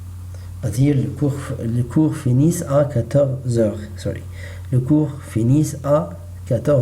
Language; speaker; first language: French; non-native, learner; Arabic